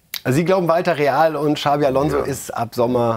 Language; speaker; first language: German; native; German